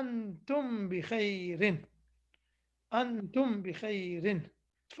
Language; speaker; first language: Arabic; non-native, fluent; English